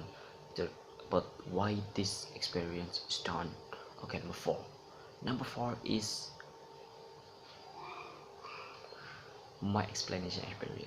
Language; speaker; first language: English; non-native, learner; Indonesian